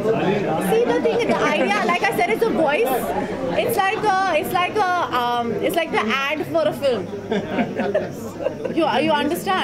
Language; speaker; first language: English; non-native, local second language; Hindi